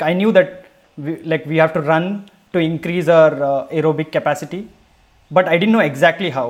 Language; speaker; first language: English; non-native, local second language; Kannada